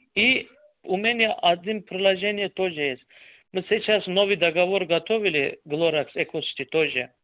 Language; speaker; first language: Russian; non-native, learner; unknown